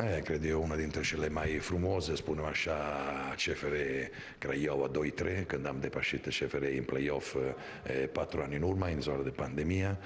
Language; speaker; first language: Romanian; non-native, fluent; Italian